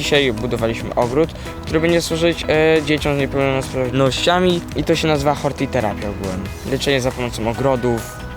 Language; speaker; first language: Polish; early bilingual, heritage; French